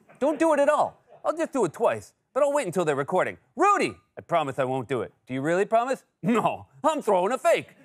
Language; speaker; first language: English; native; English